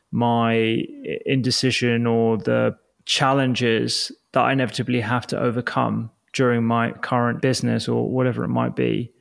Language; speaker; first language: English; native; English